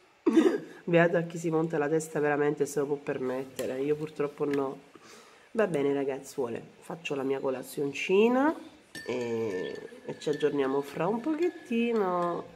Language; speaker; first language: Italian; native; Italian